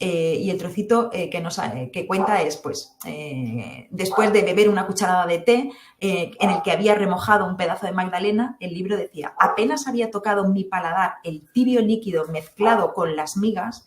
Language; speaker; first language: Spanish; native; Spanish